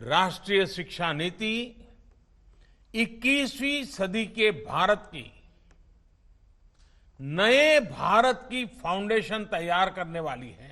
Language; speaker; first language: Hindi; non-native, local second language; Gujarati